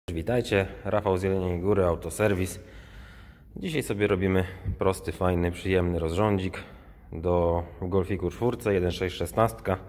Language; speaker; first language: Polish; native; Polish